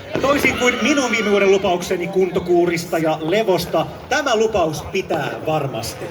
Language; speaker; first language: Finnish; native; Finnish